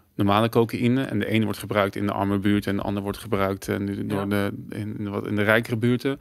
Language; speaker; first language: Dutch; early bilingual, other home language; English